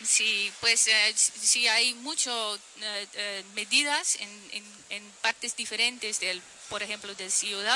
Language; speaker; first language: Spanish; non-native, fluent; Dutch